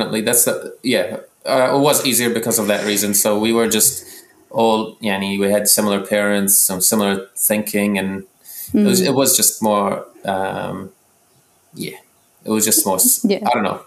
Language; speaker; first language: English; early bilingual, other home language; Arabic